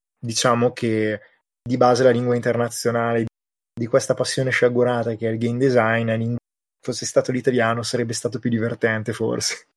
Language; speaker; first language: Italian; native; Italian